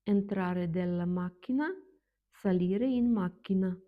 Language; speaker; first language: Italian; non-native, fluent; Ukrainian